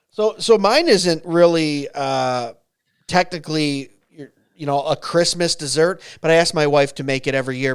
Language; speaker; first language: English; native; English